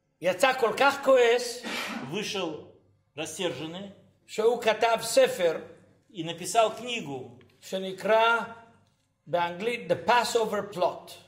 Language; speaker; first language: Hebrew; early bilingual, other home language; Ladino